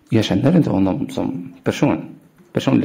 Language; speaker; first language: Swedish; non-native, learner; Arabic